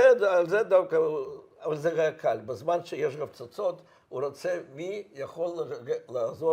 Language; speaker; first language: Hebrew; non-native, fluent; Russian